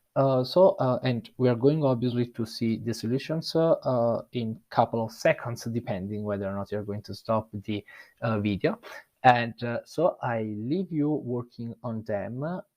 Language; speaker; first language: English; non-native, fluent; Italian